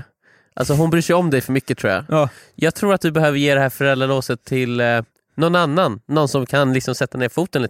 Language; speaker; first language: Swedish; native; Swedish